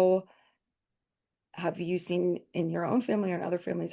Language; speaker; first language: English; native; English